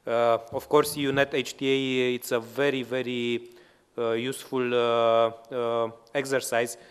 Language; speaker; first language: English; non-native, fluent; Romanian